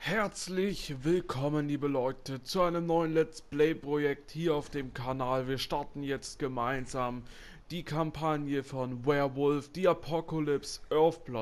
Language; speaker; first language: German; native; German